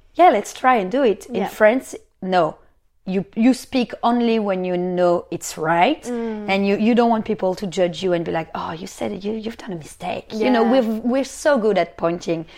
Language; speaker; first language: English; non-native, fluent; French